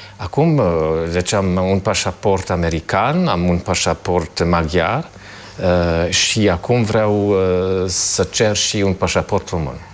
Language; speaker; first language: Romanian; non-native, fluent; German